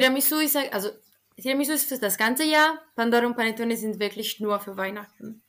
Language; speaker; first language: German; non-native, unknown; Italian